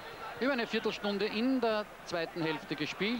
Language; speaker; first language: German; native; German